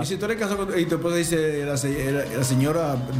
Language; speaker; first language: Spanish; native; Spanish